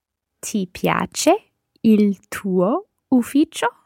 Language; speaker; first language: Italian; non-native, learner; English